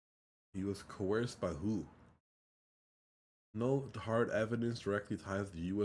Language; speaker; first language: English; early bilingual, other home language; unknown